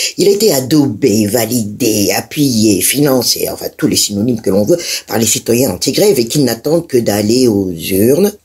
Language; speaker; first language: French; non-native, local second language; Malagasy